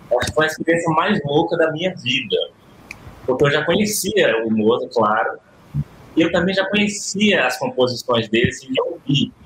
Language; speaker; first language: Portuguese; native; Portuguese